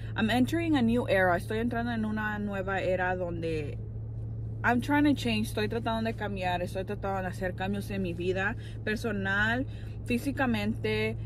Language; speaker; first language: Spanish; early bilingual, heritage; Spanish